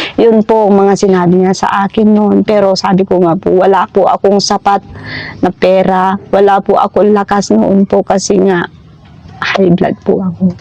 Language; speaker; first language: Filipino; non-native, local second language; Iloko